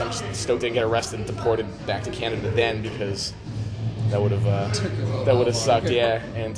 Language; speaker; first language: English; native; English